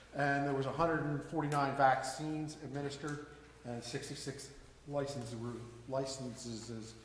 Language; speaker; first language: English; native; English